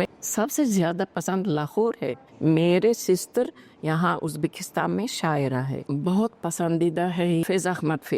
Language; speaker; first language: Hindi; non-native, fluent; Uzbek